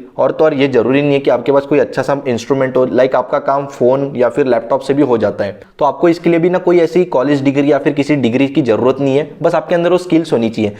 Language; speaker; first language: Hindi; non-native, local second language; Marathi